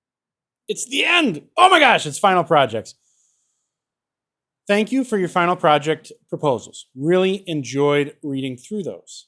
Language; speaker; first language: English; native; English